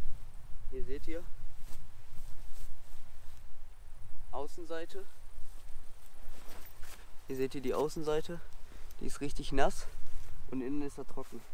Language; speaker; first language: German; native; German